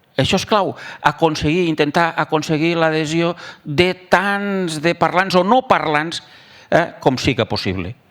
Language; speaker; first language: Catalan; native; Catalan